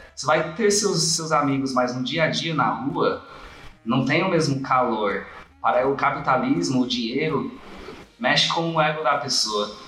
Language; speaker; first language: Portuguese; non-native, fluent; English